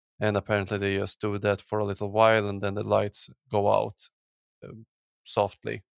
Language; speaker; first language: English; non-native, fluent; Swedish